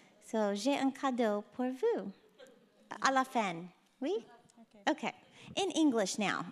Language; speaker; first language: French; non-native, learner; English